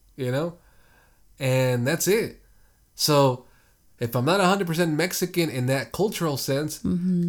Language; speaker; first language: English; early bilingual, other home language; Spanish